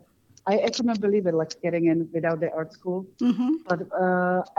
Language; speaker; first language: English; non-native, fluent; Czech